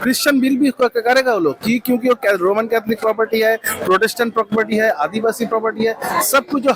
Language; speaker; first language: Hindi; non-native, local second language; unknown